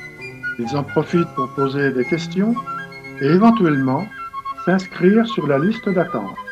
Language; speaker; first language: French; native; French